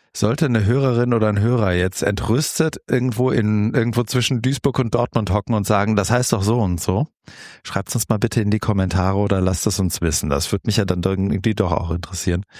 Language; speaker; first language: German; native; German